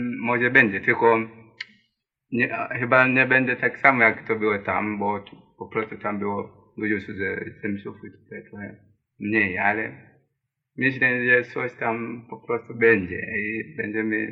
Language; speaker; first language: Polish; non-native, learner; Swahili